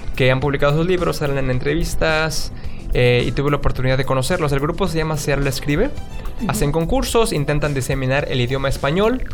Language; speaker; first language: Spanish; native; Spanish